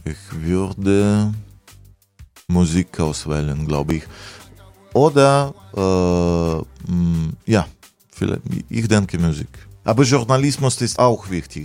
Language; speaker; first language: German; non-native, fluent; Russian